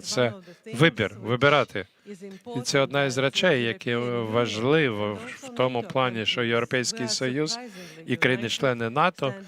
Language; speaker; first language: Ukrainian; non-native, fluent; Latvian